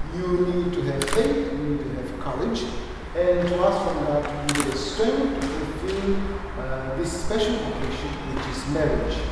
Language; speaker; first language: English; non-native, fluent; Romanian